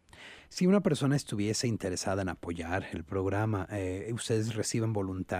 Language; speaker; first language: Spanish; native; Spanish